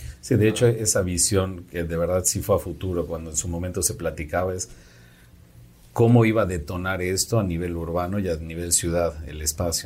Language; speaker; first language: Spanish; native; Spanish